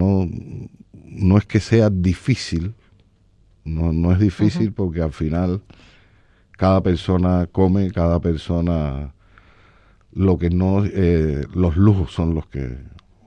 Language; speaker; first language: Spanish; native; Spanish